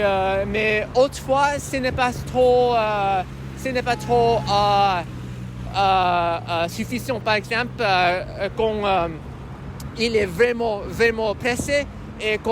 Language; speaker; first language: French; non-native, learner; English